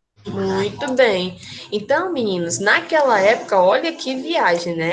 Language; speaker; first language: Portuguese; native; Portuguese